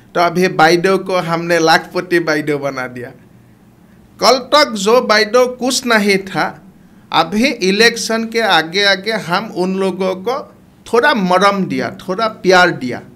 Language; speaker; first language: Hindi; non-native, local second language; Assamese